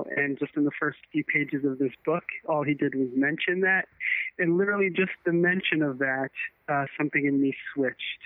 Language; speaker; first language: English; native; English